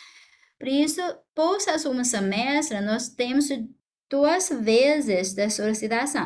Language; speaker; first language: Portuguese; non-native, fluent; Chinese